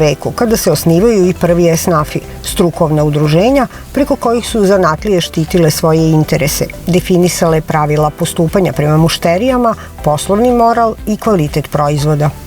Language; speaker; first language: Serbian; native; Serbian